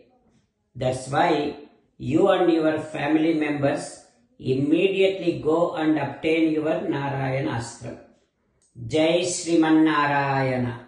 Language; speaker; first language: English; non-native, local second language; Telugu